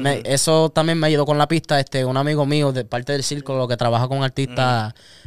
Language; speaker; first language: Spanish; early bilingual, heritage; Spanish